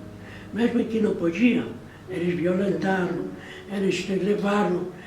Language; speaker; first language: Portuguese; non-native, fluent; Polish